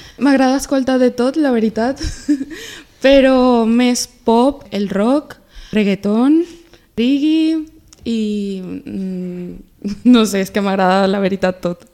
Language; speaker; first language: Catalan; early bilingual, other home language; Spanish